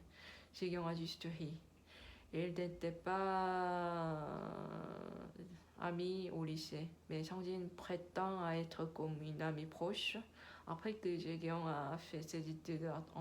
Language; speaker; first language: French; non-native, learner; Korean